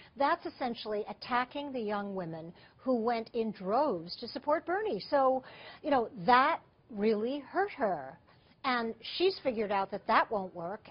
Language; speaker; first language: English; native; English